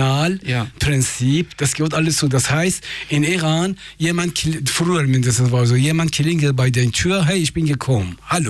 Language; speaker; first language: German; non-native, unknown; Persian